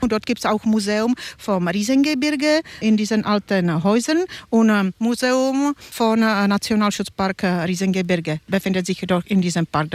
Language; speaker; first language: German; non-native, fluent; Czech